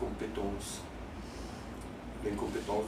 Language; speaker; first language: French; non-native, fluent; Italian